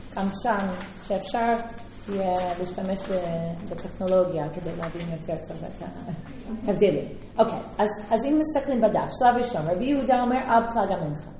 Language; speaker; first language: Hebrew; native; Hebrew